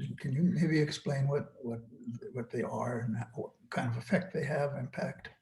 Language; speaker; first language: English; native; English